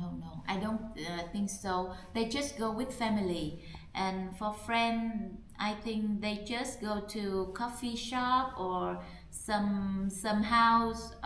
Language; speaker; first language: English; non-native, learner; Vietnamese